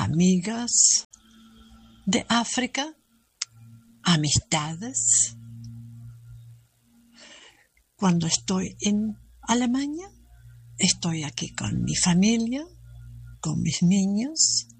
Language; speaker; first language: Spanish; non-native, learner; German